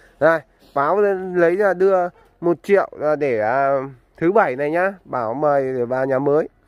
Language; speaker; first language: Vietnamese; native; Vietnamese